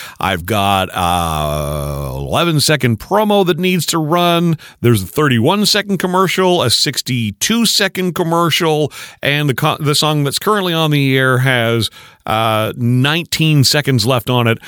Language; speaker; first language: English; native; English